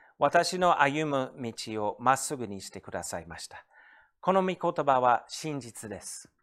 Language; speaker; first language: Japanese; non-native, fluent; English